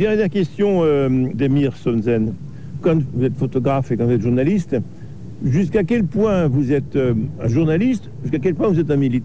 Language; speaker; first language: French; native; French